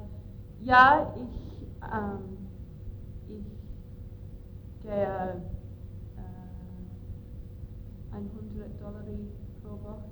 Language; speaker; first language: German; non-native, learner; English